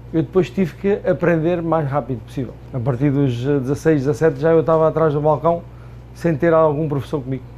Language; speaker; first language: Portuguese; native; Portuguese